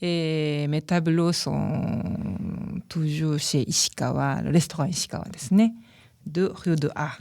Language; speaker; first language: French; non-native, learner; Japanese